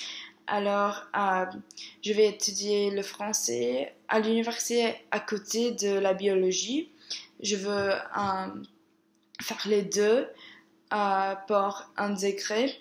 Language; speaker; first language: French; non-native, learner; English